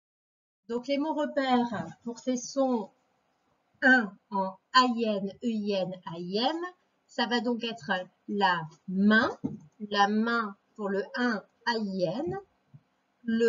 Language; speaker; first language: French; native; French